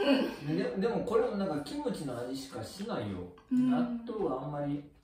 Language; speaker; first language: Japanese; native; Japanese